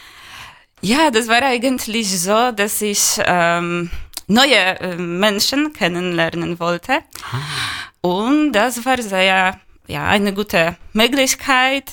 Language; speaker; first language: German; non-native, learner; Polish